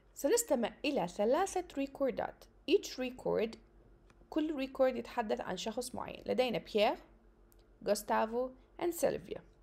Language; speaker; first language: Arabic; native; Arabic